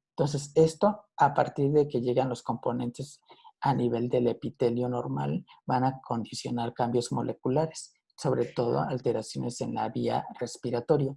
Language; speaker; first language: Spanish; native; Spanish